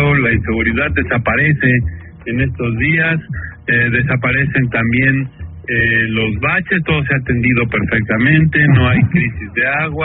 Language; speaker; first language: Spanish; native; Spanish